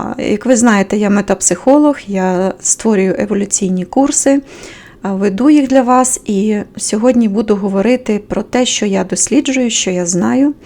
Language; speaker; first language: Ukrainian; native; Ukrainian